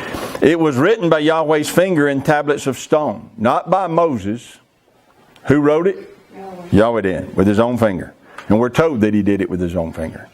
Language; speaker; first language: English; native; English